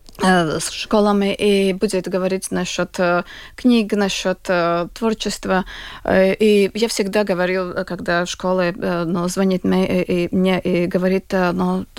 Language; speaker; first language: Russian; non-native, local second language; Latvian